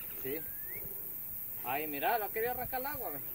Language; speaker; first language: Spanish; native; Spanish